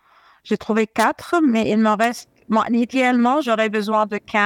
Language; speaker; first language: French; non-native, fluent; Arabic